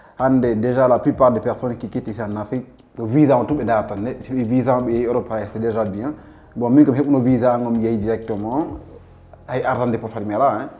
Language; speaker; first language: French; non-native, local second language; Fula